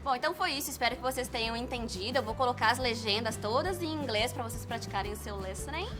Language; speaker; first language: Portuguese; native; Portuguese